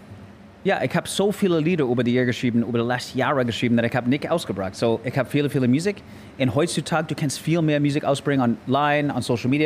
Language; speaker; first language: German; non-native, learner; English